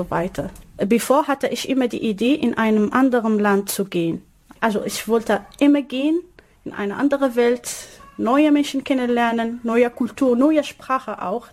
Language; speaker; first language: German; non-native, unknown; Arabic